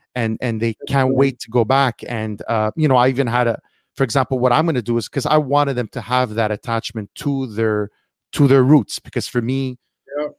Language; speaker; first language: English; early bilingual, heritage; Italian